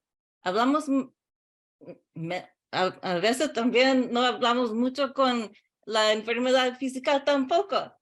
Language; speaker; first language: Spanish; early bilingual, heritage; English